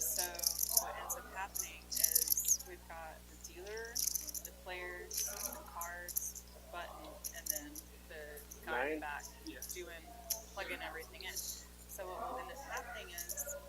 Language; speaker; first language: English; native; English